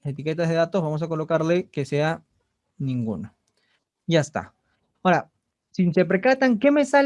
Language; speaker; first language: Spanish; native; Spanish